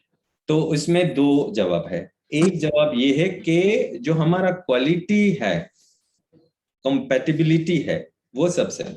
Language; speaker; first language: Hindi; native; Hindi